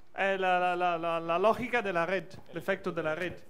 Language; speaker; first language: Spanish; non-native, fluent; Italian